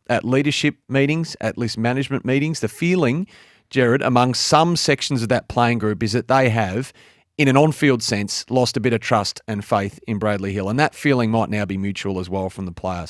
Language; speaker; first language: English; native; English